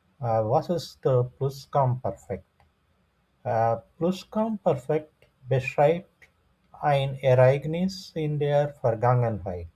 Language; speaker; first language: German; non-native, fluent; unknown